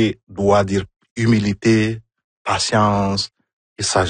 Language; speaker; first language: French; non-native, fluent; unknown